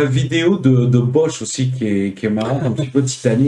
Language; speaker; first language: French; native; French